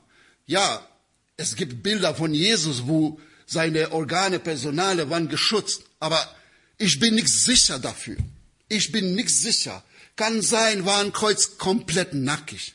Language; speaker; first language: German; non-native, learner; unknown